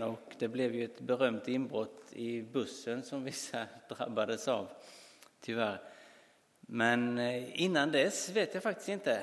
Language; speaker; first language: Swedish; native; Swedish